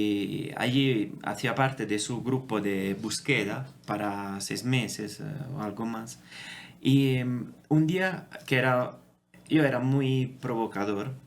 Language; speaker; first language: Spanish; non-native, fluent; Italian